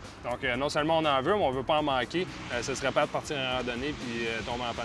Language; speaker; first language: French; native; French